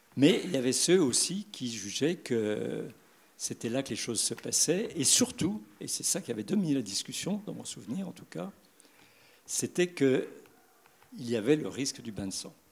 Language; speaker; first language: French; native; French